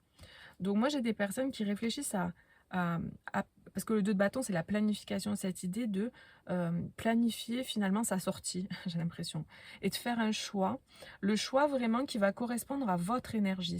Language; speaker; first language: French; native; French